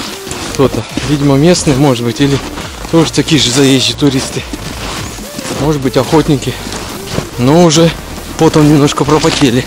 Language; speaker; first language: Russian; native; Russian